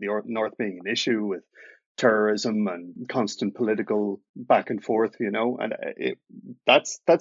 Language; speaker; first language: English; native; English